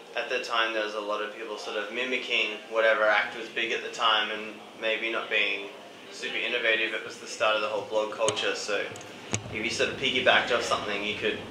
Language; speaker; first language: English; native; English